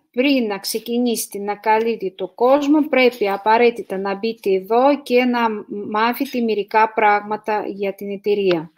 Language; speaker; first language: Greek; non-native, fluent; Russian